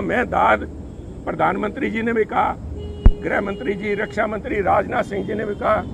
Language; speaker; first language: Hindi; non-native, local second language; Punjabi